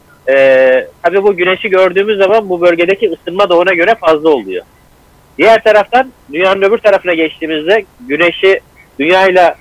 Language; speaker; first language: Turkish; native; Turkish